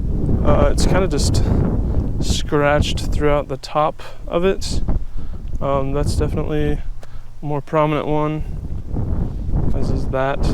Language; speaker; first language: English; native; English